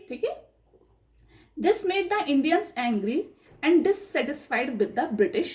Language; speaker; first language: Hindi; native; Hindi